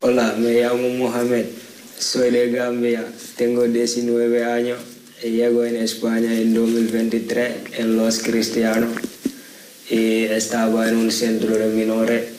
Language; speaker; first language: Spanish; non-native, learner; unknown